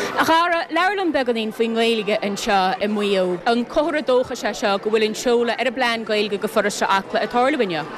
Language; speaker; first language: Irish; native; Irish